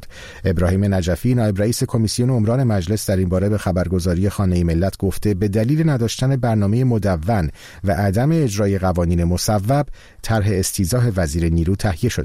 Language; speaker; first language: Persian; native; Persian